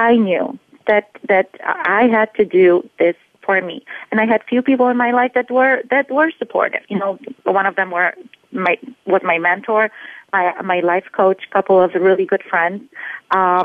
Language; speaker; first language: English; non-native, fluent; Polish